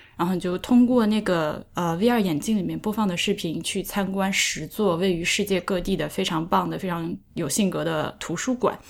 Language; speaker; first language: Chinese; native; Chinese